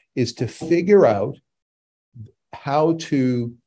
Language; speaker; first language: English; native; English